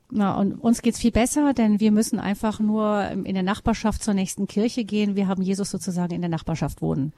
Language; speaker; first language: German; native; German